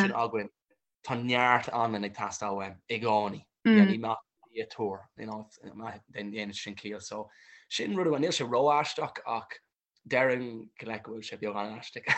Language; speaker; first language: Irish; non-native, local second language; English